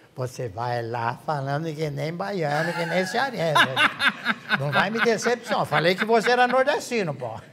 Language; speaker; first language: Portuguese; native; Portuguese